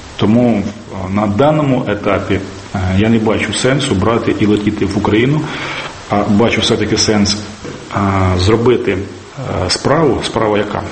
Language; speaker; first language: Ukrainian; native; Ukrainian